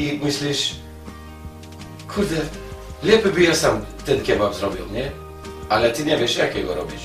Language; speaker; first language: Polish; non-native, fluent; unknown